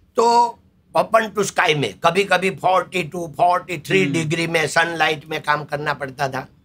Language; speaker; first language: Hindi; non-native, local second language; Gujarati